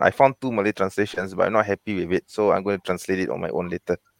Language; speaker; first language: English; non-native, local second language; Malay